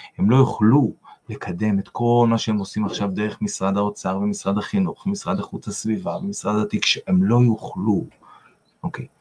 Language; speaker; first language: Hebrew; non-native, fluent; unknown